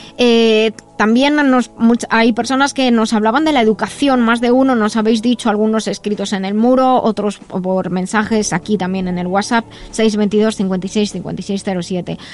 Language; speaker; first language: Spanish; native; Spanish